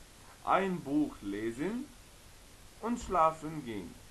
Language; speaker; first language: German; non-native, fluent; Arabic